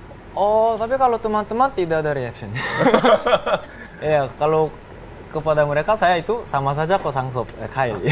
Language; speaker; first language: Indonesian; early bilingual, heritage; Indonesian